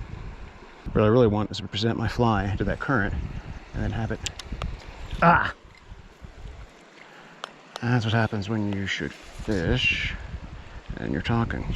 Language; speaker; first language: English; native; English